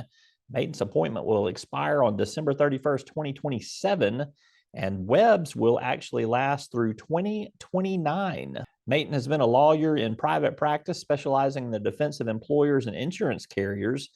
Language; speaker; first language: English; native; English